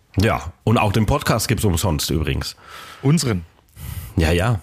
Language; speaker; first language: German; native; German